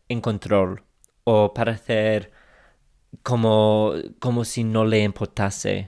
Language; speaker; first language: Spanish; non-native, fluent; English